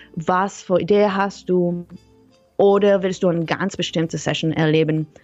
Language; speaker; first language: German; non-native, fluent; Hebrew